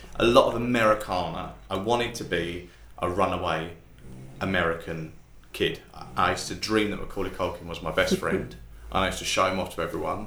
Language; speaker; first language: English; native; English